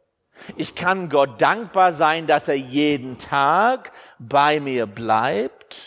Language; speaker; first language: German; non-native, fluent; English